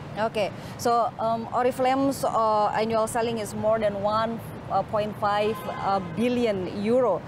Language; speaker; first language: English; non-native, fluent; Indonesian